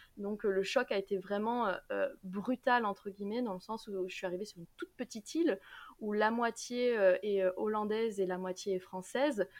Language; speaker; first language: French; native; French